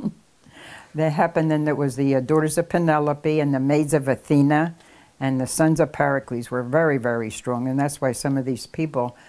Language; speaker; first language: English; native; English